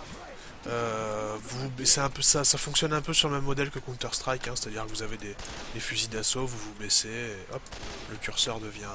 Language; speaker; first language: French; native; French